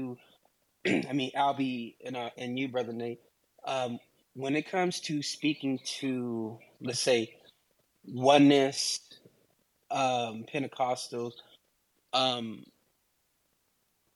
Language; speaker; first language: English; native; English